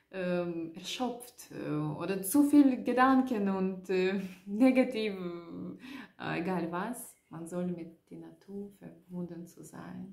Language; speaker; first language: German; non-native, learner; Russian